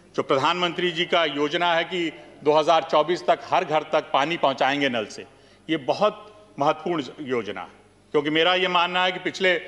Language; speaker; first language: Hindi; native; Hindi